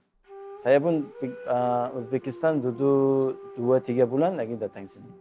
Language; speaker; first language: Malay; non-native, learner; Uzbek